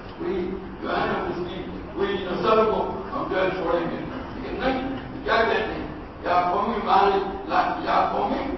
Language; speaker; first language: Urdu; non-native, local second language; Gujarati